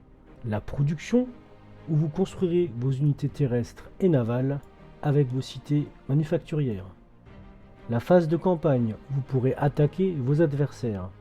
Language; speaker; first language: French; native; French